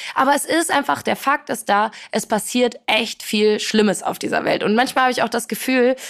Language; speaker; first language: German; early bilingual, other home language; Polish